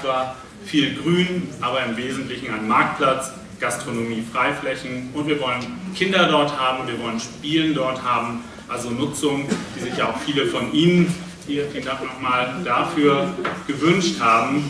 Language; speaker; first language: German; native; German